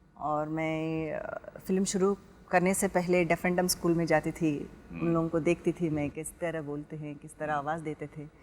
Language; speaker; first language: Hindi; non-native, local second language; Telugu